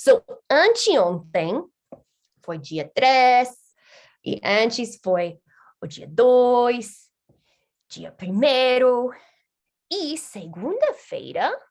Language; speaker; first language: Portuguese; non-native, fluent; English